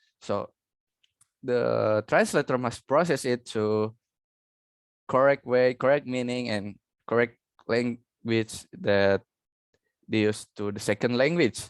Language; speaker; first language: English; non-native, learner; Indonesian